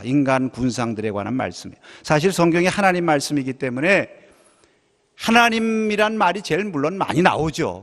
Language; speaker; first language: Korean; native; Korean